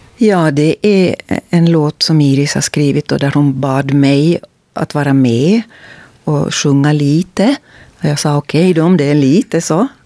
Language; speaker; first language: Swedish; native; Swedish